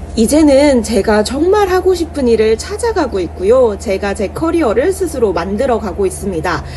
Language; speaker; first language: Korean; native; Korean